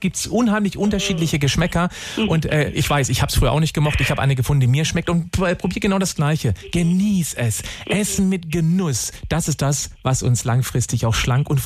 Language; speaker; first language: German; native; German